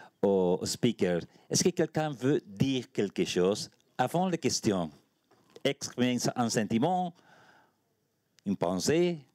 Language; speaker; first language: French; non-native, learner; Spanish